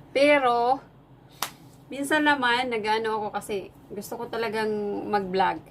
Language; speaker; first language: Filipino; non-native, local second language; Waray